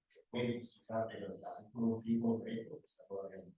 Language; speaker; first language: Spanish; native; Spanish